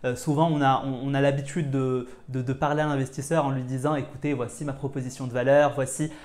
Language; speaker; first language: French; non-native, local second language; Arabic